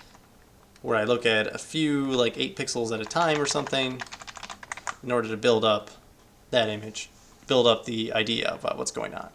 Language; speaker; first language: English; native; English